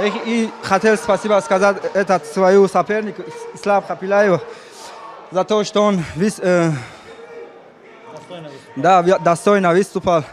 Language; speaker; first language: Russian; non-native, fluent; Tajik